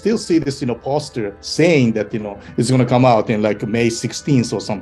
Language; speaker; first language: English; non-native, fluent; Japanese